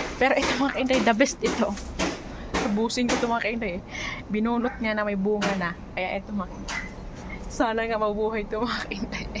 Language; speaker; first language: Filipino; non-native, local second language; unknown